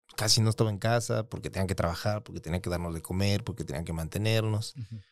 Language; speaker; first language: Spanish; native; Spanish